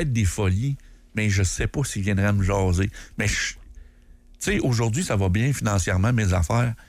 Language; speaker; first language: French; native; French